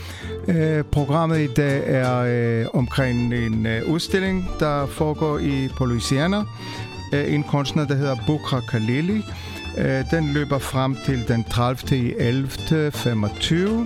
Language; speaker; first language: Danish; non-native, fluent; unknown